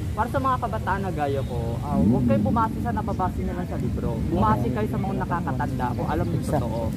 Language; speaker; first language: Filipino; non-native, local second language; Iloko